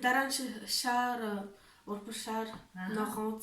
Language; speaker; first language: Mongolian; early bilingual, heritage; Mongolian